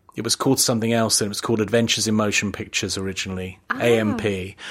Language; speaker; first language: English; native; English